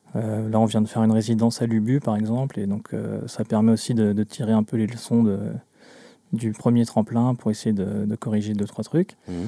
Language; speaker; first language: French; native; French